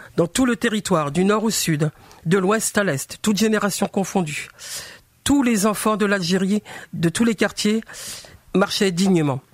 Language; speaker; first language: French; native; French